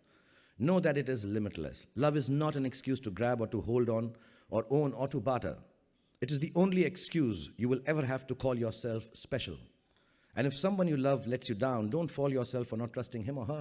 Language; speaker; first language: English; non-native, local second language; Hindi